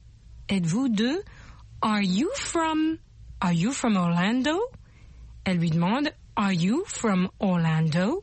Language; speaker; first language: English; non-native, fluent; French